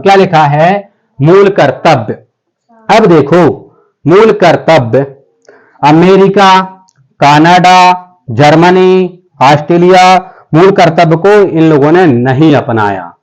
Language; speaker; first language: Hindi; native; Hindi